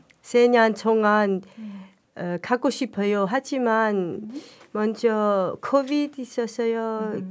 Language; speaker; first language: Korean; early bilingual, heritage; Danish